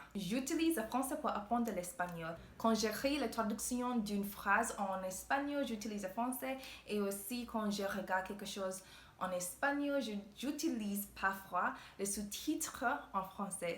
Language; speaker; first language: French; non-native, learner; English